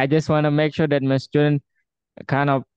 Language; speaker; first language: English; non-native, fluent; Indonesian